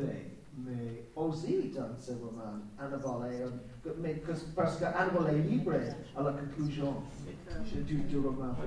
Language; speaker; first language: French; non-native, learner; English